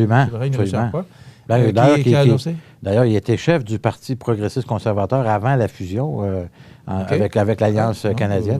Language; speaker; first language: French; native; French